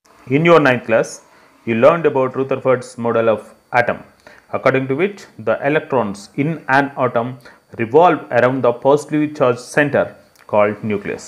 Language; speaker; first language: English; non-native, local second language; Telugu